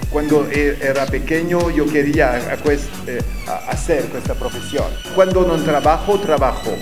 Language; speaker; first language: Spanish; non-native, learner; French